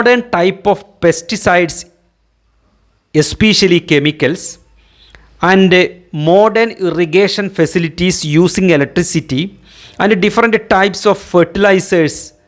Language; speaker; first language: English; non-native, local second language; Malayalam